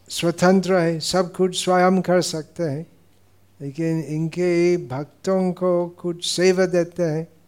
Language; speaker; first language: Hindi; non-native, fluent; English